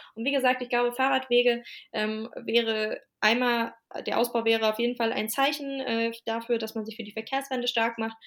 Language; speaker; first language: German; native; German